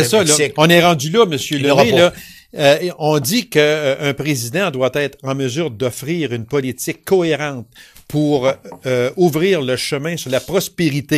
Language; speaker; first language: French; native; French